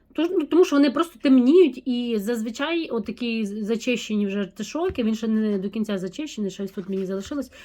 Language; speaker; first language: Ukrainian; non-native, local second language; Russian